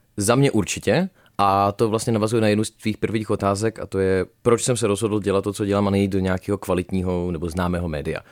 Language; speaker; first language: Czech; early bilingual, other home language; Russian